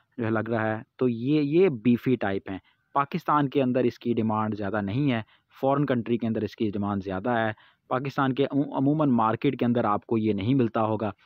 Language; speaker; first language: Urdu; non-native, local second language; Punjabi